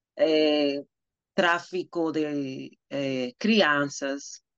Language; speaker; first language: Portuguese; non-native, learner; Spanish